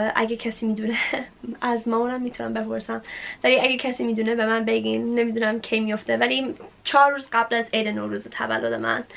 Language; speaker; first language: Persian; early bilingual, heritage; Persian